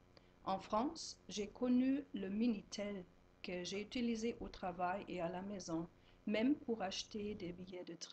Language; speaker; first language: French; non-native, fluent; German